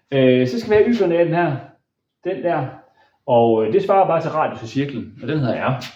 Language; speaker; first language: Danish; native; Danish